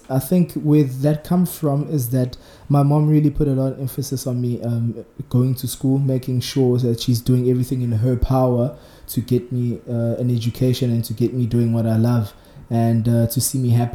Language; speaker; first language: English; non-native, local second language; Zulu